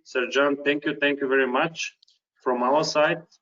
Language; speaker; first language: English; non-native, fluent; Bulgarian